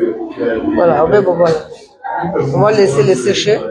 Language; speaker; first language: French; non-native, fluent; Russian